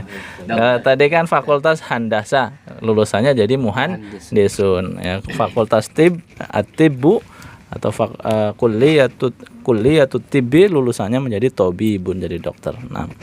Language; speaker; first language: Indonesian; native; Indonesian